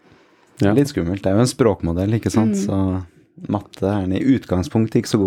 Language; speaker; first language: Norwegian; native; Norwegian